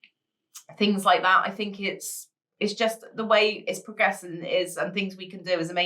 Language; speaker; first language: English; native; English